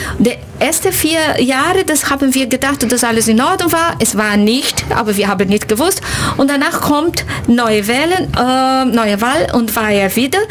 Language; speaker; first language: German; non-native, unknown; Portuguese